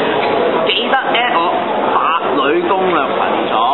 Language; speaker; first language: Cantonese; native; Cantonese